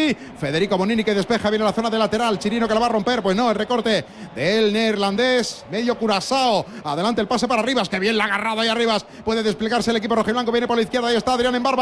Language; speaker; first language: Spanish; native; Spanish